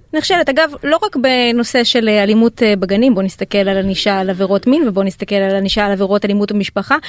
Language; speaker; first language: Hebrew; native; Hebrew